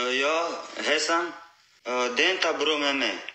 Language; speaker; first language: Swedish; non-native, learner; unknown